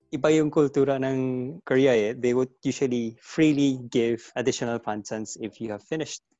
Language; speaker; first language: English; non-native, fluent; Korean